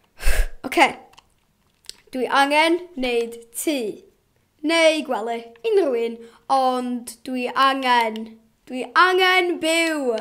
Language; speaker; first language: Welsh; non-native, local second language; English